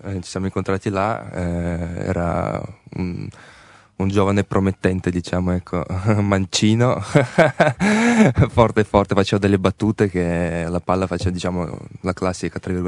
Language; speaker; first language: Italian; early bilingual, other home language; Russian